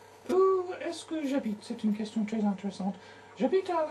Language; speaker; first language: French; non-native, learner; English